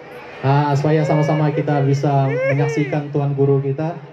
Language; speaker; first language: Indonesian; native; Indonesian